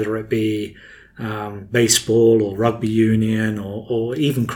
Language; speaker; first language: English; native; English